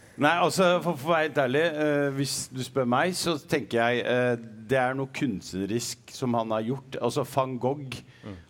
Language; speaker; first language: Norwegian; early bilingual, other home language; Arabic